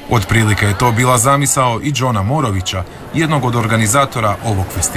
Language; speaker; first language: Serbian; native; Serbian